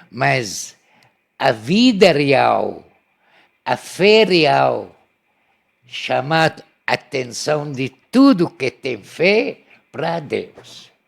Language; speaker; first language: Portuguese; non-native, learner; Arabic